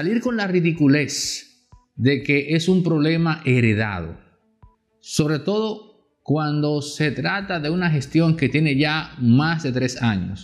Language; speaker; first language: Spanish; native; Spanish